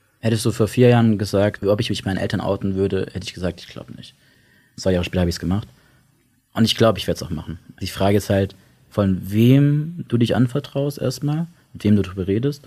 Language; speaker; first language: German; early bilingual, other home language; Italian